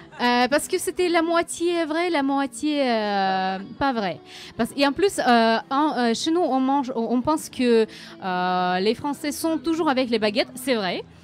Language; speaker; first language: French; non-native, fluent; Russian